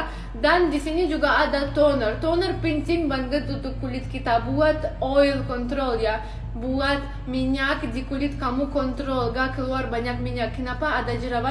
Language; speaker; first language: Indonesian; non-native, learner; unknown